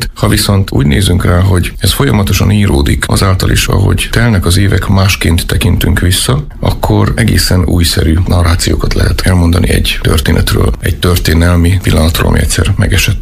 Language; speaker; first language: Hungarian; native; Hungarian